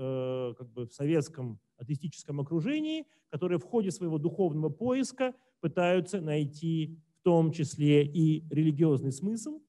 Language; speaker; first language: Russian; native; Russian